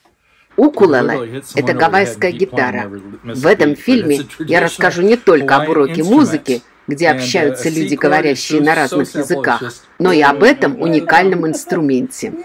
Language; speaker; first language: Russian; native; Russian